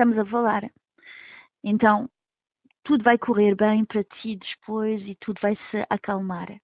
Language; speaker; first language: Portuguese; early bilingual, heritage; Portuguese